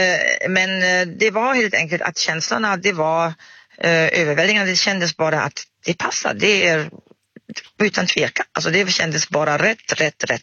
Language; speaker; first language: Swedish; non-native, fluent; German